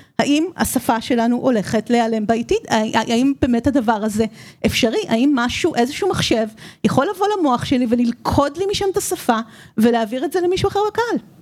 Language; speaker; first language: Hebrew; native; Hebrew